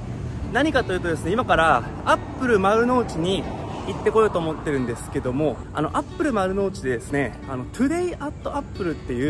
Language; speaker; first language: Japanese; native; Japanese